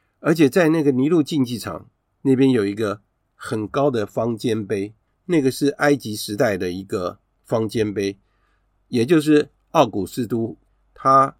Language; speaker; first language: Chinese; native; Chinese